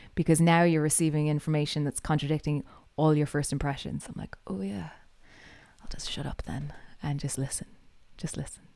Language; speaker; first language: English; native; English